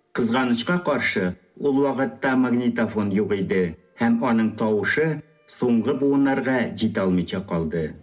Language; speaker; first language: Tatar; early bilingual, heritage; Tatar